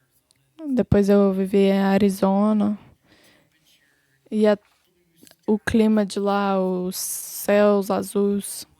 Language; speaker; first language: Portuguese; non-native, fluent; English